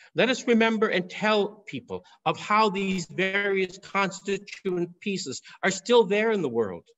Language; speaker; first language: English; native; English